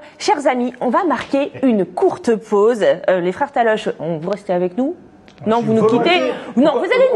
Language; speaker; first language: French; native; French